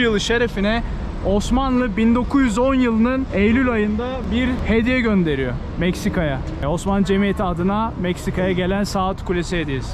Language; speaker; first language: Turkish; native; Turkish